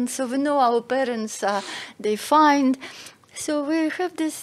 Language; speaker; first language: English; non-native, fluent; Russian